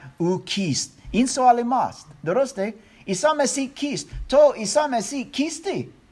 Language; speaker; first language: Persian; non-native, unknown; German